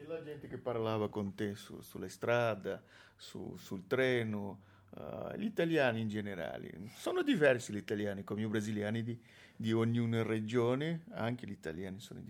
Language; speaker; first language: Italian; non-native, fluent; Portuguese